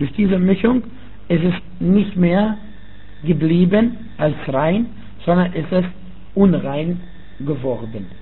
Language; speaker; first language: German; non-native, fluent; Arabic